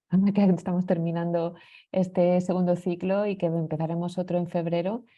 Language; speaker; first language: Spanish; native; Spanish